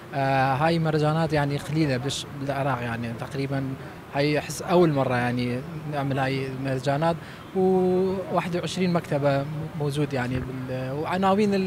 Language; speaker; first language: Arabic; non-native, local second language; Kurdish